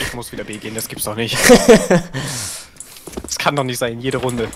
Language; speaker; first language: German; native; German